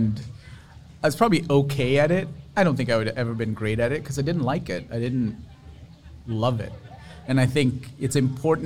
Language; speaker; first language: English; non-native, local second language; Sinhala